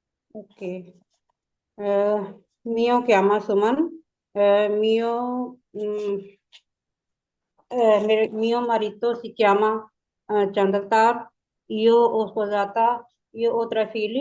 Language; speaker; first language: Italian; non-native, learner; Punjabi